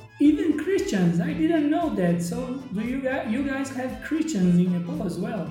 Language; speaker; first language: English; non-native, fluent; Portuguese